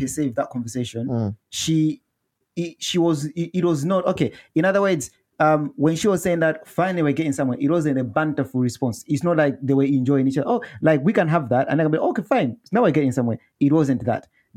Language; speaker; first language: English; non-native, local second language; Nyanja